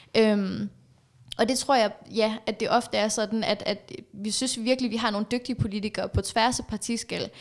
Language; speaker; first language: Danish; early bilingual, other home language; Persian